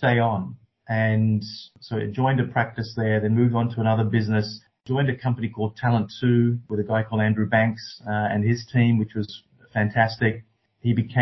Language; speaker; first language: English; native; English